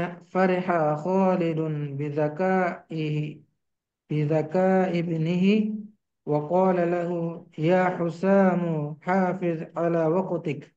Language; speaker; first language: Arabic; non-native, learner; Indonesian